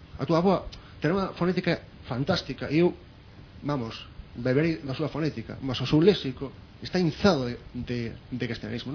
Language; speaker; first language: Galician; non-native, local second language; Spanish